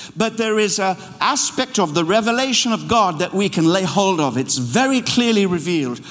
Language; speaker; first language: English; native; English